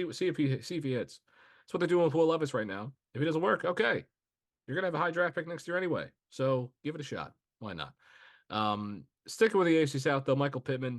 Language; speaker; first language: English; native; English